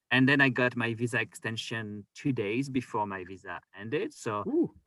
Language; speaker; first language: English; non-native, fluent; French